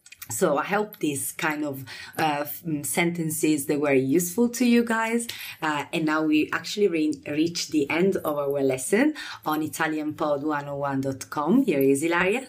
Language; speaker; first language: English; non-native, fluent; Italian